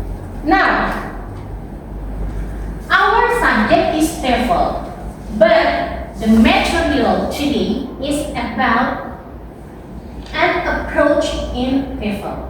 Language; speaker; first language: English; non-native, learner; Indonesian